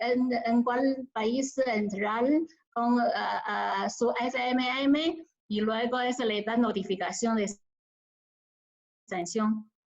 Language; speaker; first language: Spanish; non-native, learner; Chinese